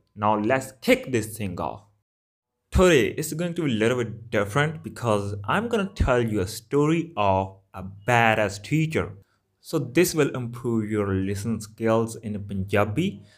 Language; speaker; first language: English; non-native, local second language; Punjabi